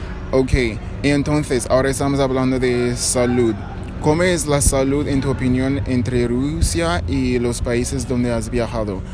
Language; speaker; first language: Spanish; non-native, fluent; English